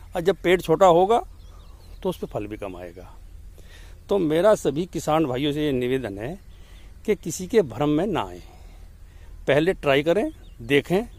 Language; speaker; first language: Hindi; native; Hindi